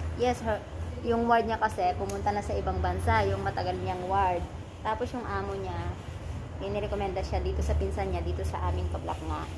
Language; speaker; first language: Filipino; native; Filipino